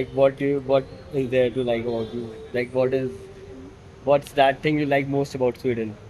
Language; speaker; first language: English; non-native, fluent; Hindi